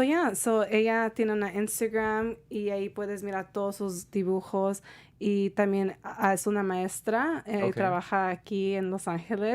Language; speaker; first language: Spanish; early bilingual, heritage; Spanish